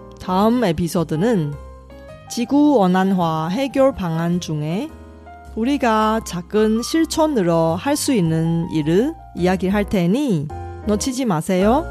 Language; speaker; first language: Korean; non-native, fluent; Chinese